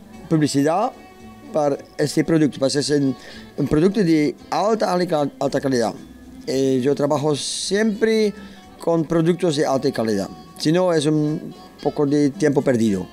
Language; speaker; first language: Spanish; non-native, learner; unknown